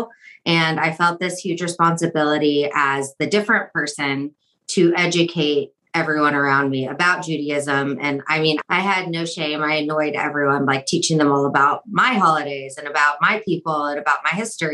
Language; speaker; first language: English; native; English